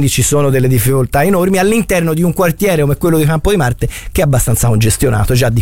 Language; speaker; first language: Italian; native; Italian